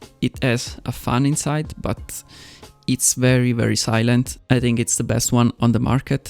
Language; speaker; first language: English; non-native, fluent; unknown